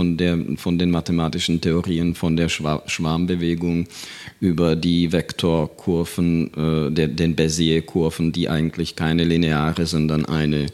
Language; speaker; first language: German; non-native, fluent; Czech